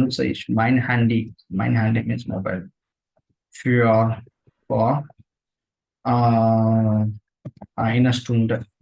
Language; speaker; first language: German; non-native, fluent; Tamil